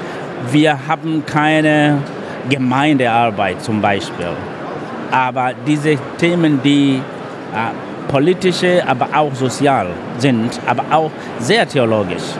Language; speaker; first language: German; non-native, fluent; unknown